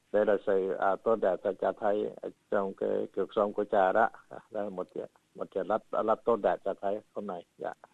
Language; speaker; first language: Vietnamese; early bilingual, heritage; Vietnamese